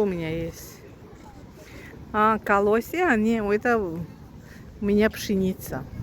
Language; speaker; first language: Russian; non-native, fluent; Azerbaijani